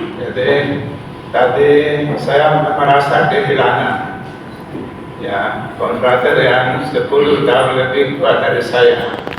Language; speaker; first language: Indonesian; non-native, fluent; Polish